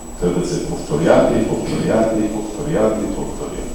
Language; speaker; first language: Ukrainian; non-native, fluent; English